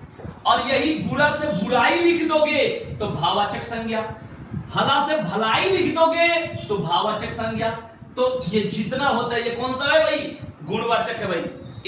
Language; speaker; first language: Hindi; native; Hindi